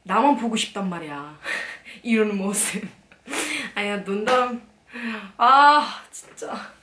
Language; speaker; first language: Korean; non-native, fluent; Arabic